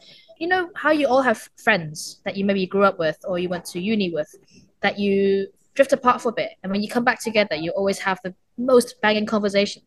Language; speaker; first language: English; non-native, local second language; Cantonese